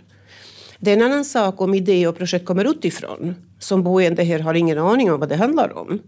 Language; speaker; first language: Swedish; non-native, fluent; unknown